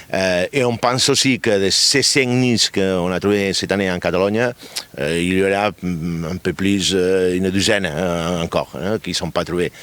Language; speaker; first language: French; non-native, fluent; Catalan